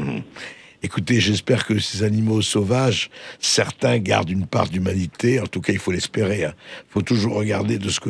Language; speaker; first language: French; native; French